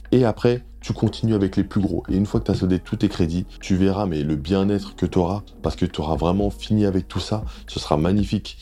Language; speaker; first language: French; native; French